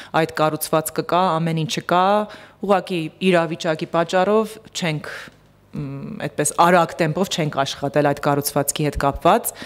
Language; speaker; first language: Armenian; early bilingual, heritage; Armenian